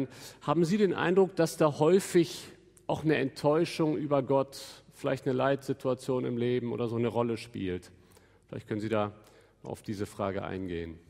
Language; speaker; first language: German; native; German